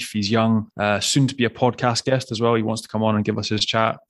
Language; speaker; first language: English; native; English